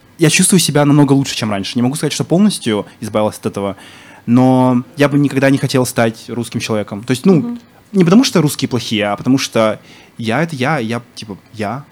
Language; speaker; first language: Russian; native; Russian